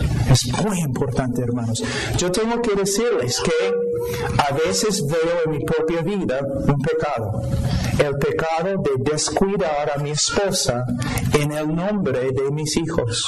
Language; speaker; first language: Spanish; non-native, fluent; English